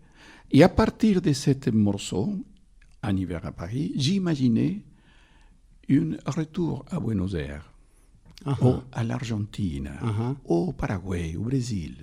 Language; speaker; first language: French; non-native, fluent; Spanish